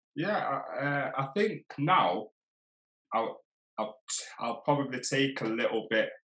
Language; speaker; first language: English; native; English